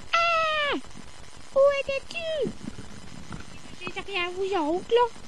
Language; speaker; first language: French; native; French